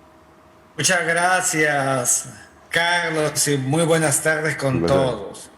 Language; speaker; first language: Spanish; native; Spanish